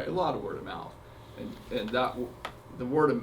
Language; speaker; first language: English; native; English